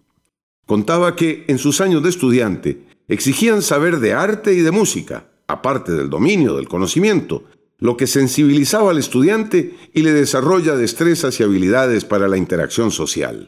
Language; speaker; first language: Spanish; native; Spanish